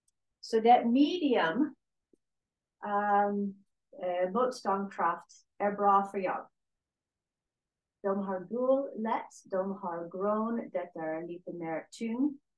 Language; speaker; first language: Swedish; non-native, learner; English